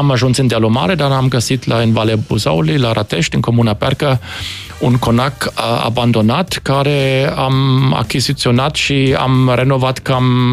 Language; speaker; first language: Romanian; non-native, fluent; German